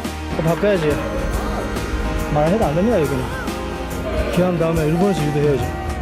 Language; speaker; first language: Korean; non-native, fluent; Japanese